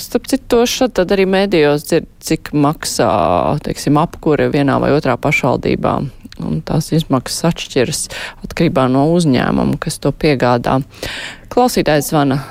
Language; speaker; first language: Latvian; native; Latvian